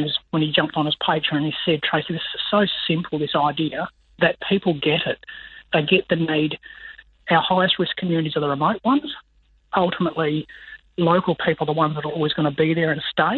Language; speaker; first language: English; native; English